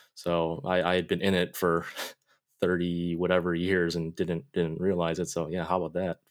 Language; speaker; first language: English; native; English